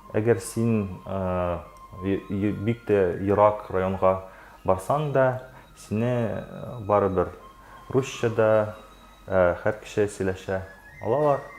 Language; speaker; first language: Tatar; non-native, local second language; Russian